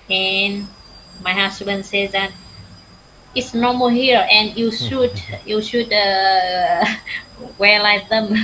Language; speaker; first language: English; non-native, learner; Vietnamese